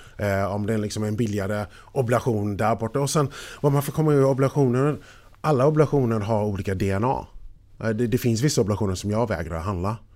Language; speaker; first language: Swedish; non-native, fluent; English